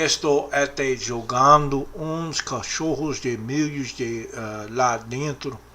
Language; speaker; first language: Portuguese; non-native, learner; English